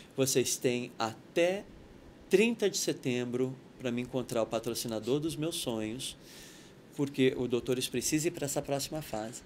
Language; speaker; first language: Portuguese; native; Portuguese